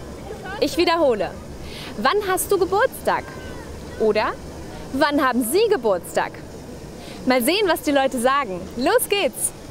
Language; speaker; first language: German; native; German